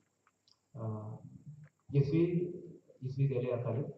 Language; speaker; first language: French; non-native, learner; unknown